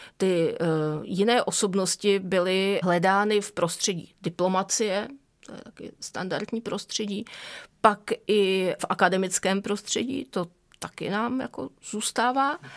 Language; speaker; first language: Czech; native; Czech